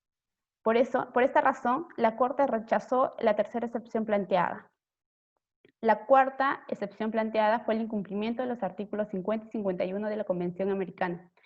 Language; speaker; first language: Spanish; native; Spanish